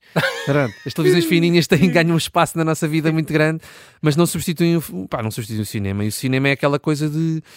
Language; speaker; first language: Portuguese; native; Portuguese